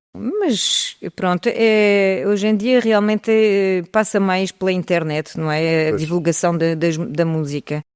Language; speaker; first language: Portuguese; early bilingual, heritage; French